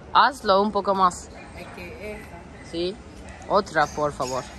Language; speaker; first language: Spanish; non-native, learner; Turkish